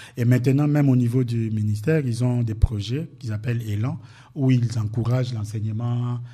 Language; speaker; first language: French; non-native, local second language; Lingala